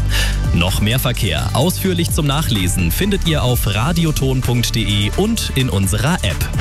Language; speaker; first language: German; native; German